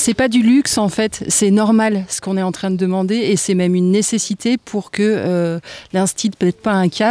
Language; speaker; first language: French; native; French